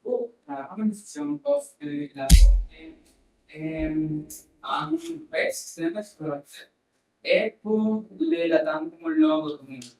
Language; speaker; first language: French; non-native, learner; Spanish